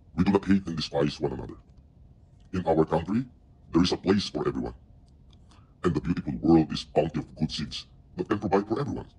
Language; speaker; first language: English; non-native, local second language; Filipino